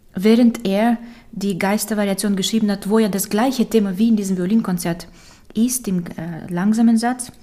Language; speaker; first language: German; early bilingual, other home language; Romanian